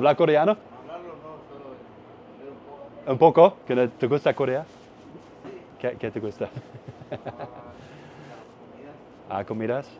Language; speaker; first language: Spanish; non-native, learner; Dutch